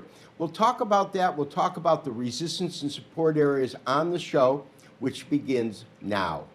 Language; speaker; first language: English; native; English